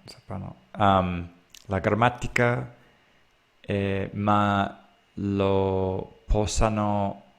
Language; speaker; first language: Italian; non-native, learner; English